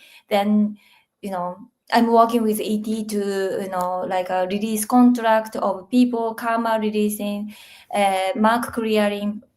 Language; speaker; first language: English; non-native, learner; Japanese